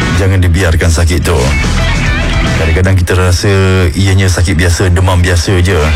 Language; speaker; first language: Malay; native; Malay